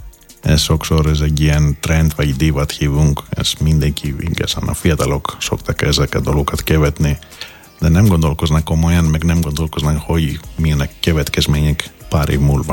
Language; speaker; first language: Hungarian; non-native, fluent; Greek